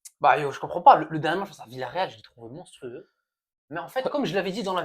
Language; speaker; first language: French; native; French